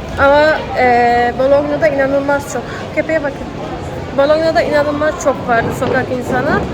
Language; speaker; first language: Turkish; early bilingual, heritage; Turkish